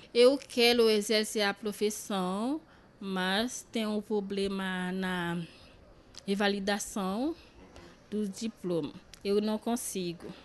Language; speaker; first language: Portuguese; non-native, learner; Haitian Creole